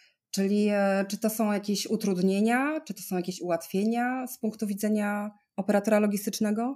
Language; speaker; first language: Polish; native; Polish